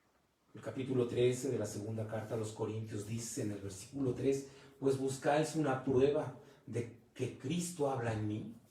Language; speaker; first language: Spanish; native; Spanish